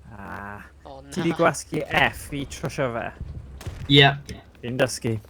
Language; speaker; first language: Welsh; non-native, local second language; English